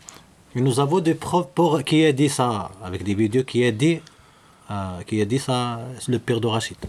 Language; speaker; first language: French; non-native, learner; Arabic